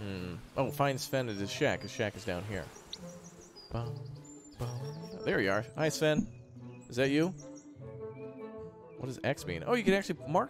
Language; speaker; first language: English; native; English